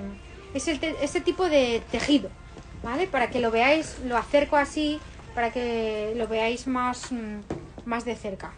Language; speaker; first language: Spanish; native; Spanish